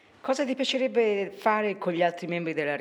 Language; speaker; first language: Italian; native; Italian